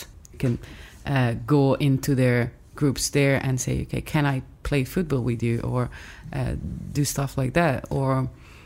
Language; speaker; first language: English; non-native, fluent; Italian